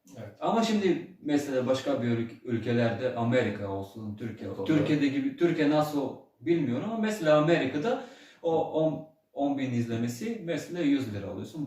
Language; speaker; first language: Turkish; early bilingual, heritage; Turkish